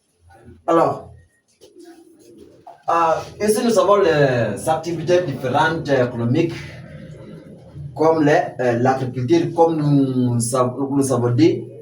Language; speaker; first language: French; non-native, fluent; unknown